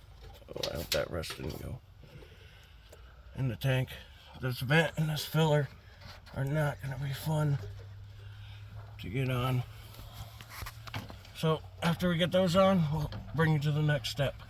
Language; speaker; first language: English; native; English